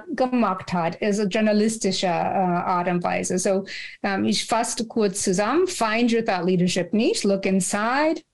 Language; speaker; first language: German; non-native, fluent; English